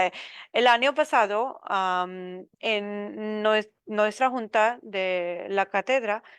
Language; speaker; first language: Spanish; non-native, learner; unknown